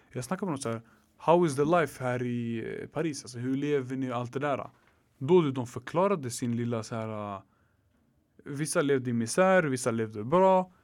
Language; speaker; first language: Swedish; early bilingual, other home language; Arabic